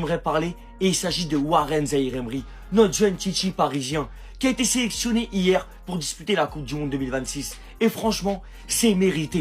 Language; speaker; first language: French; native; French